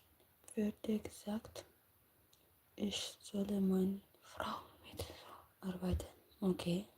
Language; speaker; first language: German; non-native, learner; Tigrinya